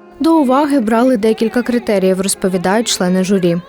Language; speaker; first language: Ukrainian; native; Ukrainian